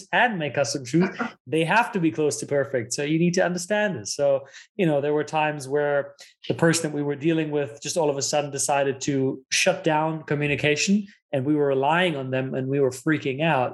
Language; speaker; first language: English; non-native, fluent; German